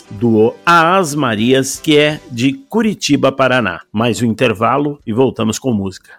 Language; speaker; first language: Portuguese; native; Portuguese